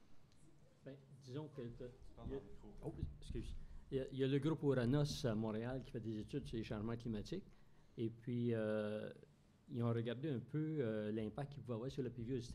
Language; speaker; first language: French; native; French